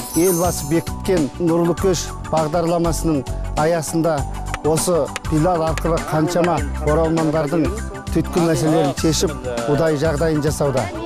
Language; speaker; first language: Kazakh; early bilingual, heritage; Kazakh